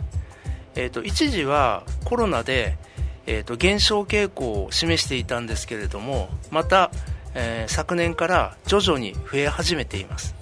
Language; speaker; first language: Japanese; native; Japanese